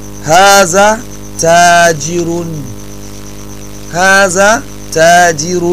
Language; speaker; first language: Arabic; non-native, fluent; Hausa